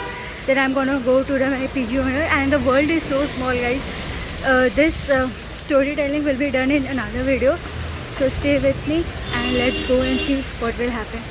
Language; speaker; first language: English; non-native, local second language; Hindi